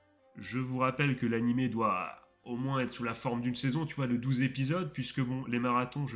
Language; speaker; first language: French; native; French